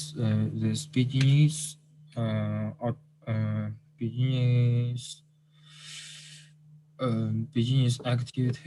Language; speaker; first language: English; non-native, learner; Chinese